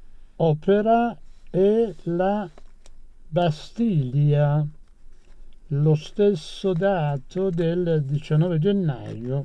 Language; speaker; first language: Italian; non-native, fluent; Persian